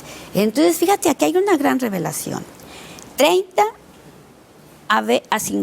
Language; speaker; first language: Spanish; native; Spanish